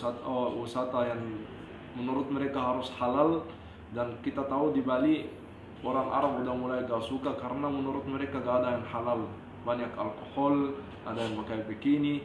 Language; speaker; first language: Indonesian; non-native, fluent; Arabic